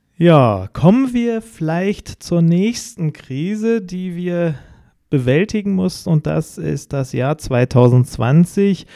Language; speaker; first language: German; native; German